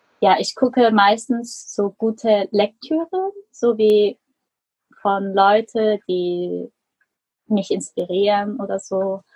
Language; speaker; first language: German; non-native, fluent; Korean